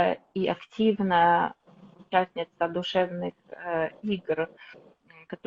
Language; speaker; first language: Russian; native; Russian